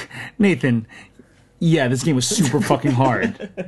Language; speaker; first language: English; native; English